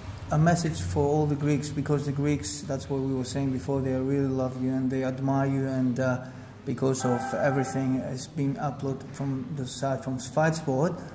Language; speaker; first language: English; non-native, fluent; Greek